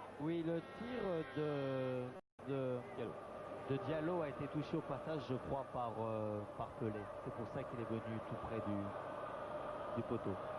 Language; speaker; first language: French; native; French